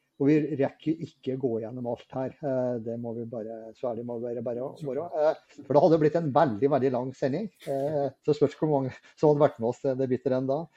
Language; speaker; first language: Norwegian; native; Norwegian